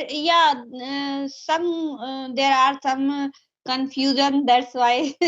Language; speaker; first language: English; non-native, learner; Hindi